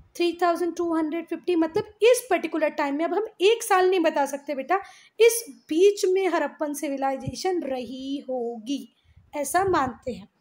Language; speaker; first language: Hindi; native; Hindi